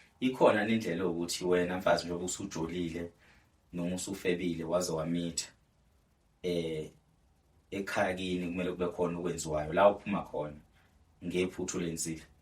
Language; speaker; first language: Zulu; native; Zulu